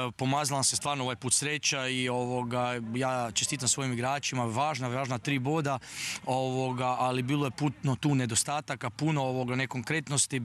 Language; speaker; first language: Croatian; native; Croatian